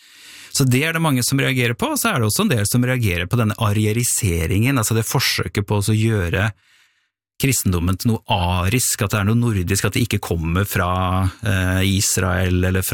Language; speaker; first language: Norwegian; native; Norwegian